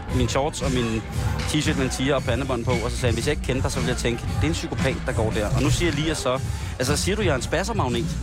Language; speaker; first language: Danish; native; Danish